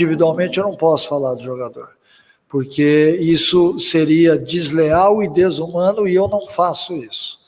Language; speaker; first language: Portuguese; native; Portuguese